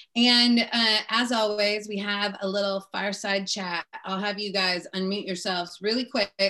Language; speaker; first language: English; native; English